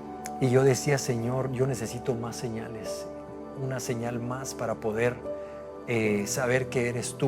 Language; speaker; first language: Spanish; native; Spanish